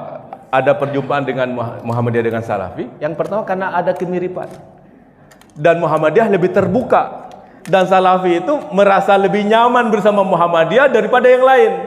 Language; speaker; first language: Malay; non-native, local second language; Javanese